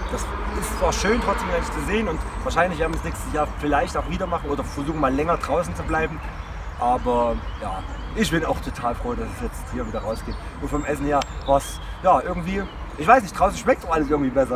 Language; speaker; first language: German; native; German